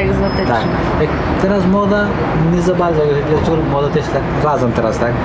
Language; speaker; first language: Polish; non-native, learner; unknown